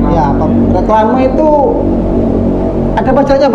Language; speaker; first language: Indonesian; native; Indonesian